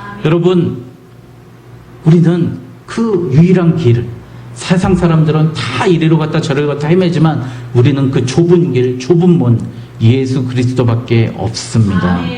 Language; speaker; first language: Korean; native; Korean